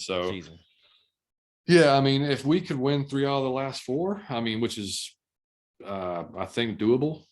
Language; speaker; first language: English; native; English